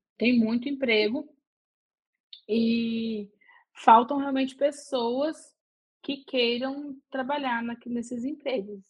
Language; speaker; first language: Portuguese; native; Portuguese